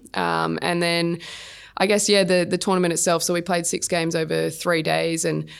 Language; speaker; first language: English; native; English